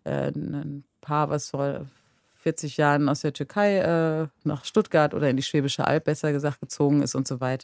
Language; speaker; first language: German; native; German